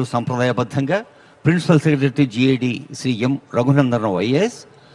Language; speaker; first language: Telugu; native; Telugu